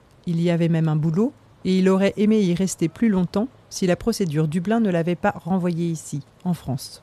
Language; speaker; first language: French; native; French